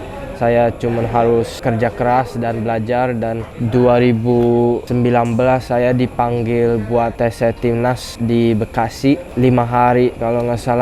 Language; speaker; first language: Indonesian; early bilingual, heritage; English